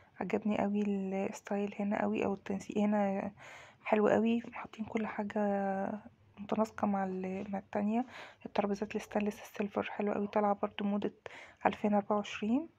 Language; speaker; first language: Arabic; native; Arabic